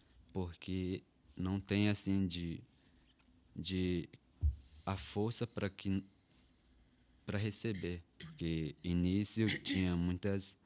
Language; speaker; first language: Portuguese; non-native, local second language; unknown